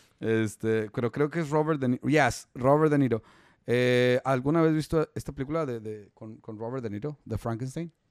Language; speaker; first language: Spanish; native; Spanish